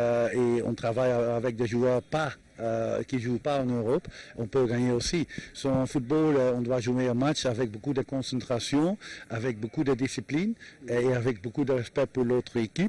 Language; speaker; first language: French; non-native, fluent; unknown